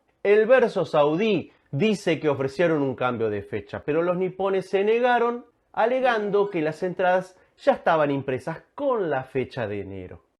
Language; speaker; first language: Spanish; native; Spanish